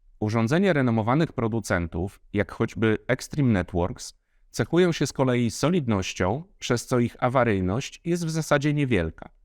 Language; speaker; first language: Polish; native; Polish